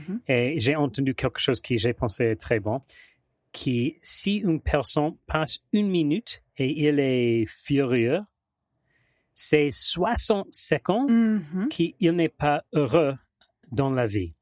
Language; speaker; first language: French; non-native, fluent; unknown